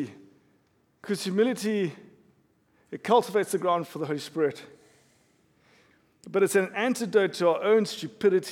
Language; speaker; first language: English; native; English